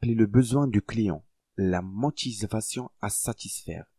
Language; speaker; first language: French; non-native, local second language; Arabic